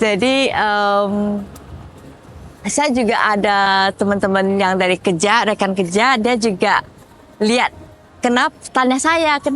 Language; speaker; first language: Indonesian; early bilingual, heritage; Indonesian